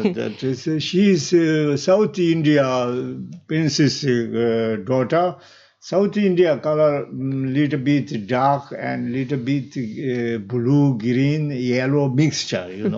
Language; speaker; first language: English; non-native, learner; Tibetan